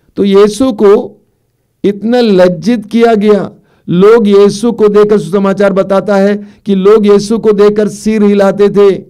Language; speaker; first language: Hindi; native; Hindi